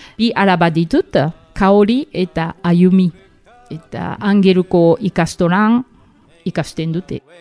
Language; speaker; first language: Basque; non-native, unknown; Japanese